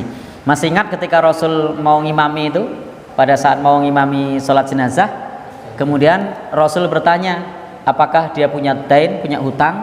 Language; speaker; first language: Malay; non-native, local second language; Javanese